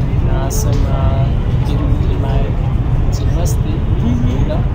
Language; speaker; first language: English; non-native, learner; Vietnamese